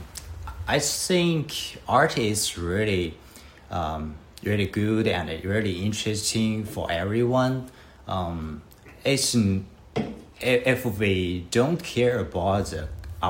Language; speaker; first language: English; non-native, learner; Chinese